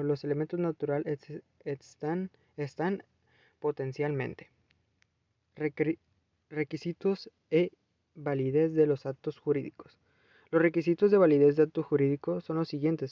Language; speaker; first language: Spanish; native; Spanish